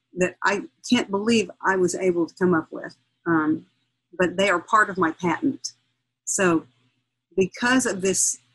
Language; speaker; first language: English; native; English